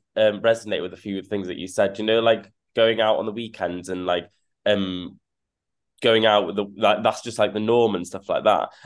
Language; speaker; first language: English; native; English